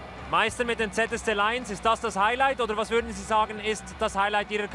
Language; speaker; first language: German; native; German